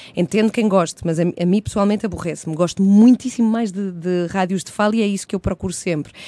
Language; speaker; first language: Portuguese; early bilingual, heritage; Portuguese